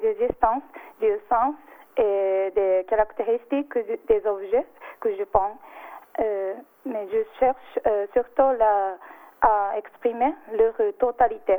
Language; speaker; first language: French; non-native, learner; Japanese